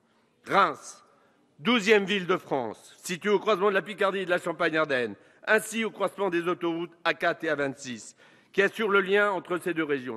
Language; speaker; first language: French; native; French